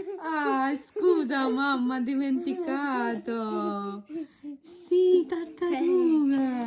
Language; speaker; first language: Italian; early bilingual, other home language; Bangla